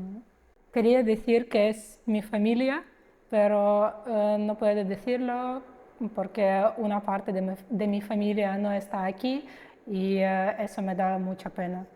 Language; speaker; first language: Spanish; non-native, fluent; Russian